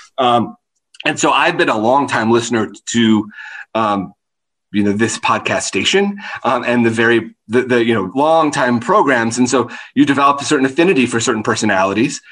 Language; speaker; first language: English; native; English